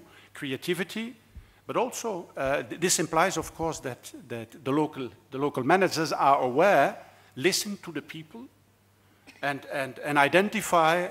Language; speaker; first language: English; non-native, fluent; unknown